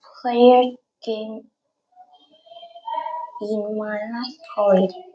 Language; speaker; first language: English; non-native, learner; Vietnamese